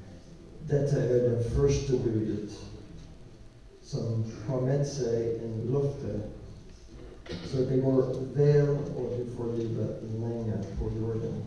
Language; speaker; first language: Swedish; non-native, learner; English